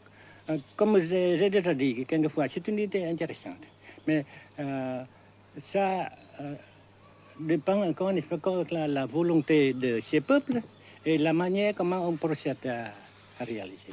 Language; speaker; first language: French; non-native, local second language; Vietnamese